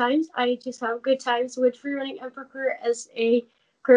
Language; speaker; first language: English; non-native, fluent; Dutch